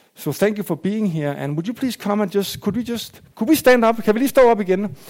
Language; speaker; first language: English; non-native, fluent; Danish